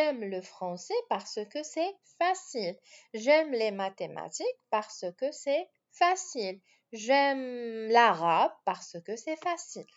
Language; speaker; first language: French; non-native, fluent; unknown